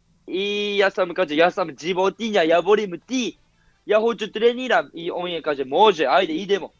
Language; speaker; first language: Croatian; non-native, learner; Japanese